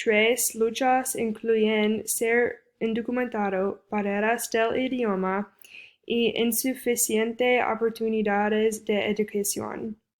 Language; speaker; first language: Spanish; non-native, fluent; English